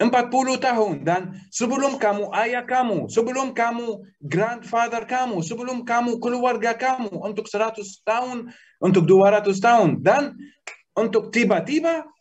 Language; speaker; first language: Indonesian; non-native, learner; Arabic